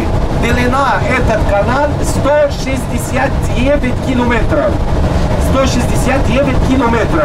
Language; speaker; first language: Russian; non-native, learner; Arabic